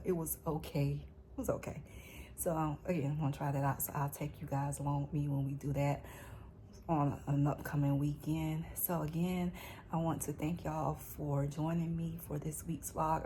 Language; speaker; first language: English; native; English